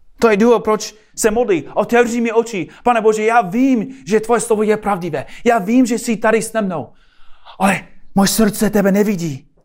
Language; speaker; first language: Czech; non-native, fluent; English